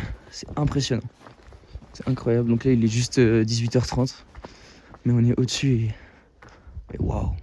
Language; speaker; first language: French; native; French